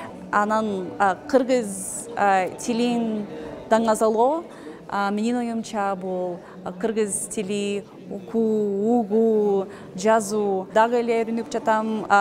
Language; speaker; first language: Kyrgyz; non-native, fluent; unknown